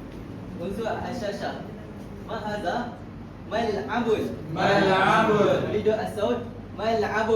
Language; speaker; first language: Arabic; non-native, learner; Malay